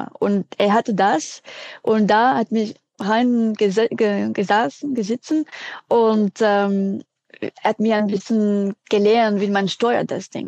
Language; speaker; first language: German; non-native, fluent; French